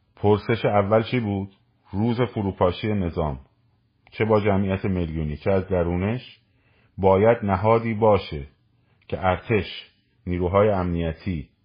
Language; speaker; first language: Persian; native; Persian